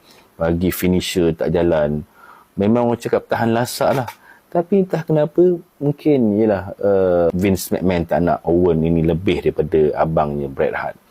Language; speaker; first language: Malay; native; Malay